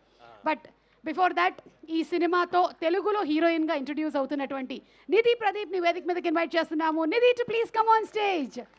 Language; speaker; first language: Telugu; native; Telugu